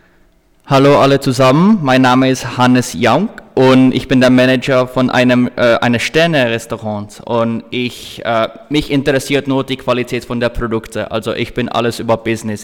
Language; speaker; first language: German; non-native, learner; Czech